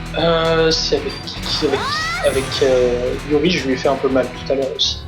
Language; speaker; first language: French; native; French